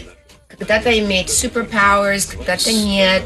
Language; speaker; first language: Russian; early bilingual, heritage; Russian